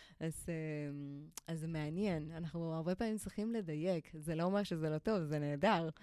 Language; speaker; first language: Hebrew; non-native, fluent; Spanish